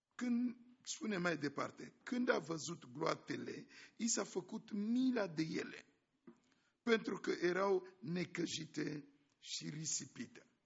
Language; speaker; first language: Romanian; non-native, fluent; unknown